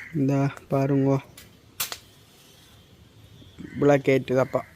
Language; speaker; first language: Tamil; native; Tamil